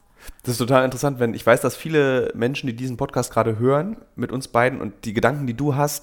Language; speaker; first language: German; native; German